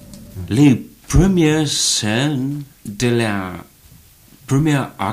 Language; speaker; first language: French; non-native, learner; English